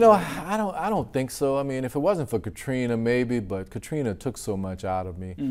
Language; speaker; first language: English; native; English